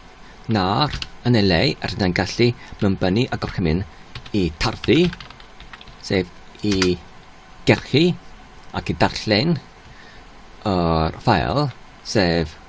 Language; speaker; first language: Welsh; non-native, learner; English